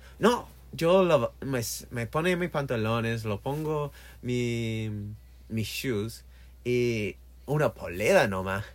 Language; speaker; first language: Spanish; non-native, learner; English